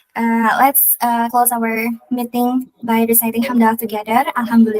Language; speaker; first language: English; non-native, learner; Indonesian